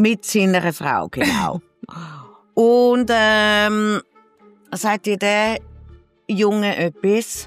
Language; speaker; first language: German; native; German